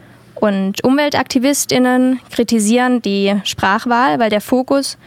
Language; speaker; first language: German; native; German